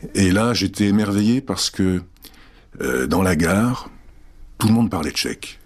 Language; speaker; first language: French; early bilingual, other home language; Czech